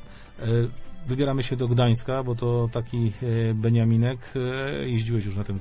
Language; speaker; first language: Polish; native; Polish